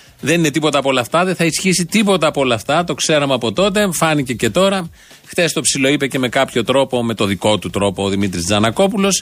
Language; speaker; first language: Greek; native; Greek